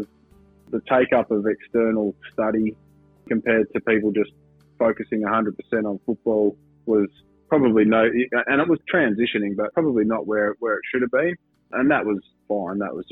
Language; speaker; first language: English; native; English